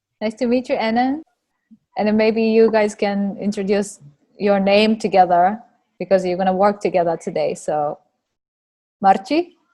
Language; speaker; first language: English; non-native, fluent; Japanese